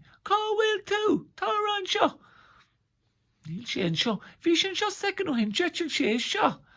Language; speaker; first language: Irish; non-native, local second language; English